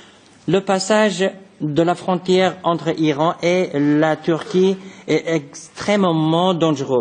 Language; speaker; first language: French; non-native, fluent; Persian